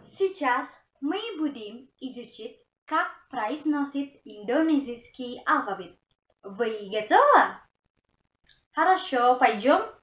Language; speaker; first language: Russian; non-native, learner; Indonesian